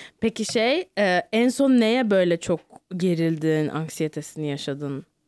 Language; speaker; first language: Turkish; native; Turkish